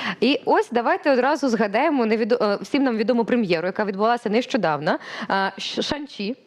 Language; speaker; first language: Ukrainian; native; Ukrainian